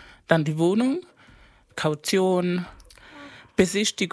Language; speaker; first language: German; non-native, fluent; Spanish